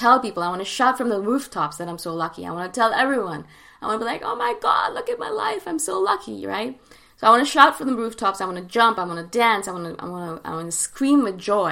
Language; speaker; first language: English; native; English